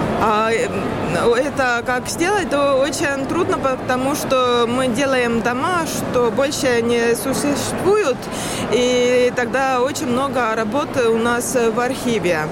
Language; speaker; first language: Russian; non-native, learner; Estonian